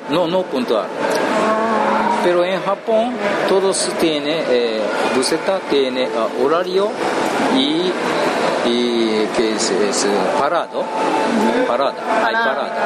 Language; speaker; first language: Spanish; non-native, learner; Japanese